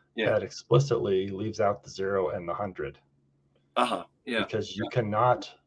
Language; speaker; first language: English; native; English